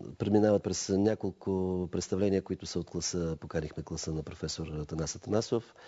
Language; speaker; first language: Bulgarian; native; Bulgarian